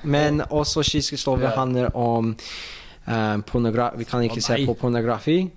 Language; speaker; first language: Norwegian; non-native, fluent; English